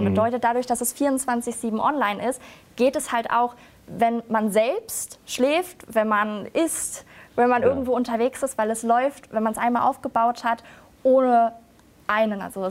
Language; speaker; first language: German; native; German